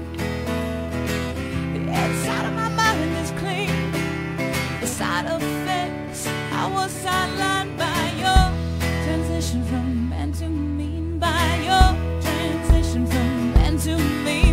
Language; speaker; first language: English; native; English